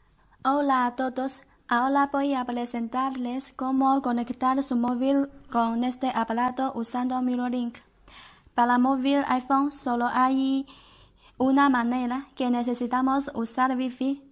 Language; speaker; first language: Spanish; non-native, learner; Chinese